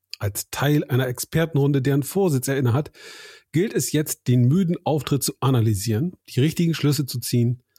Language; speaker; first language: German; native; German